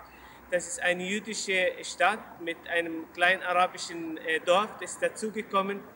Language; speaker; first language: German; non-native, learner; Arabic